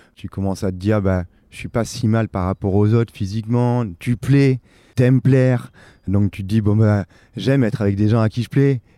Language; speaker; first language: French; native; French